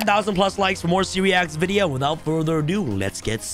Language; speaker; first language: English; native; English